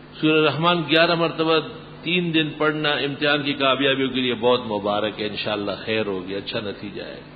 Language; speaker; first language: Urdu; non-native, local second language; Pashto